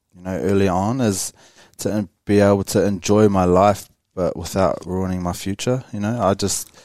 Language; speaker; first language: English; native; English